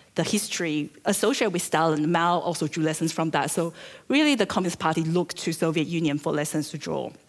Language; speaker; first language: English; early bilingual, other home language; Chinese